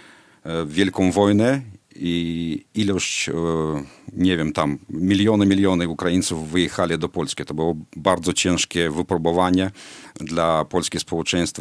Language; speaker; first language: Polish; non-native, fluent; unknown